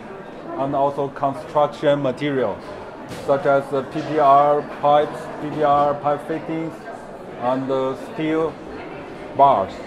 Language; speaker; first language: English; non-native, learner; Chinese